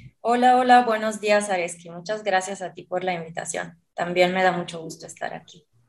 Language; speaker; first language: Spanish; non-native, fluent; Italian